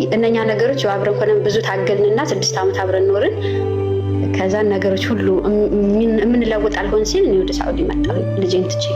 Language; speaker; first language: Amharic; native; Amharic